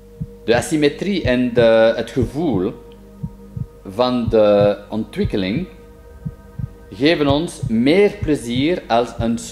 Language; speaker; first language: Dutch; non-native, fluent; French